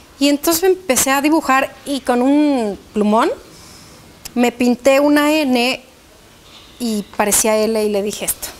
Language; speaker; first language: Spanish; early bilingual, other home language; Polish